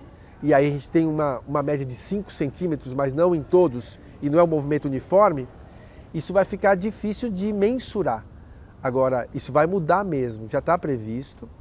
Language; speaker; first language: Portuguese; native; Portuguese